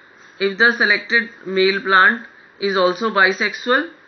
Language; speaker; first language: English; non-native, local second language; Hindi